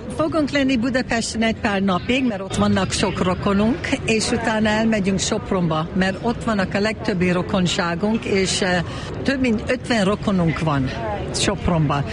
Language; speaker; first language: Hungarian; early bilingual, heritage; Hungarian